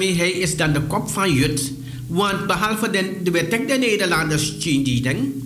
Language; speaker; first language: Dutch; native; Dutch